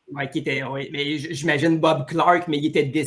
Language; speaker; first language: French; native; French